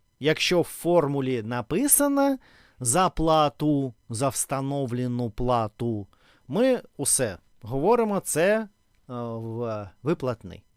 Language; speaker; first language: Ukrainian; non-native, learner; Russian